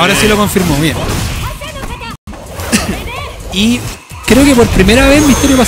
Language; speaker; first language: Spanish; native; Spanish